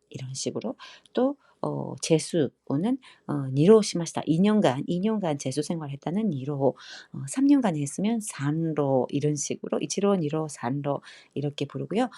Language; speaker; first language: Korean; non-native, fluent; Japanese